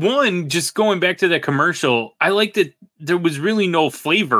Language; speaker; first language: English; native; English